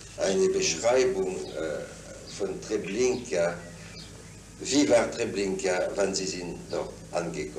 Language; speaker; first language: German; non-native, fluent; French